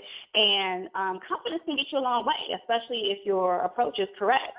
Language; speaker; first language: English; native; English